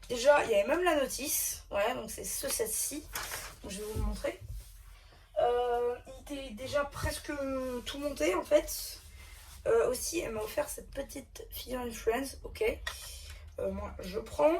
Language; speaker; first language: French; native; French